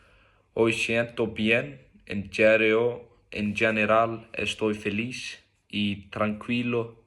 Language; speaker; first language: Spanish; non-native, learner; Icelandic